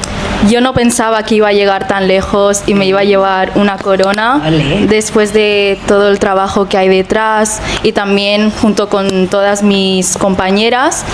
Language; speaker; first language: Spanish; early bilingual, other home language; Filipino